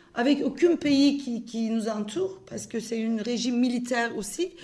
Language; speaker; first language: French; non-native, fluent; Turkish